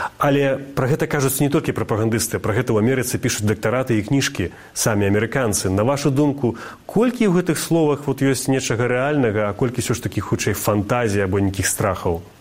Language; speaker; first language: Belarusian; native; Belarusian